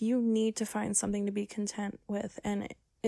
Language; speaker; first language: English; native; English